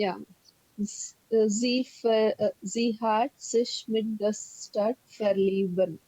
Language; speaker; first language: German; non-native, learner; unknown